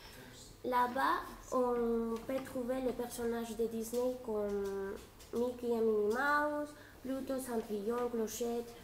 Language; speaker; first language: French; non-native, fluent; Spanish